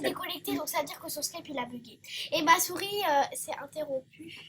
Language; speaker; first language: French; native; French